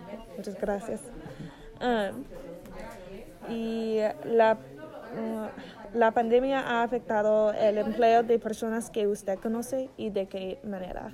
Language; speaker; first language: Spanish; non-native, learner; English